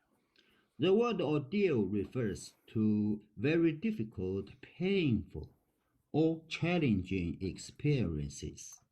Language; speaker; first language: English; non-native, learner; Chinese